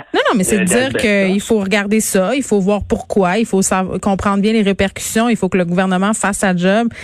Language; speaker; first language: French; native; French